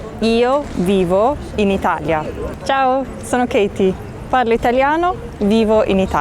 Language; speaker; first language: Italian; non-native, fluent; English